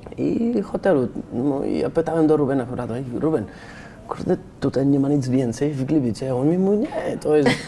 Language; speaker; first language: Polish; non-native, fluent; Spanish